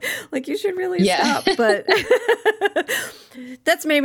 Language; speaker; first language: English; native; English